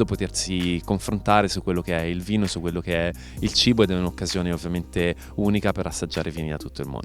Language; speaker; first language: Italian; native; Italian